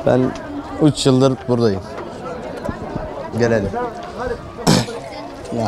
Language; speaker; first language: Turkish; non-native, learner; Arabic